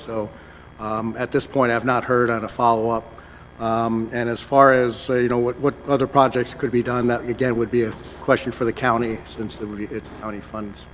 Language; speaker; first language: English; native; English